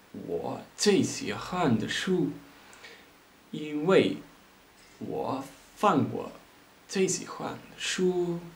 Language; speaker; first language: Chinese; non-native, learner; Dutch